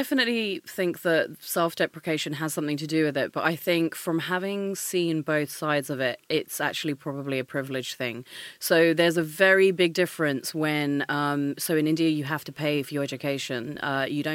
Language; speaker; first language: English; native; English